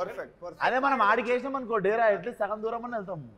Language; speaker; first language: Telugu; native; Telugu